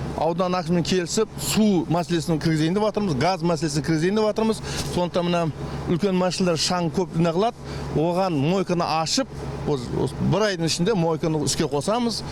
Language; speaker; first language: Kazakh; native; Kazakh